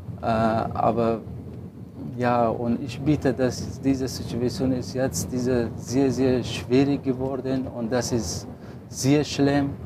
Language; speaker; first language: German; non-native, learner; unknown